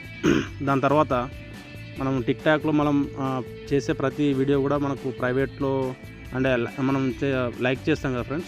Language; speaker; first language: Telugu; native; Telugu